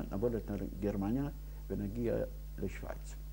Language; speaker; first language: Hebrew; non-native, fluent; Yiddish